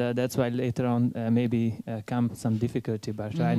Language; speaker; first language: English; non-native, learner; Hungarian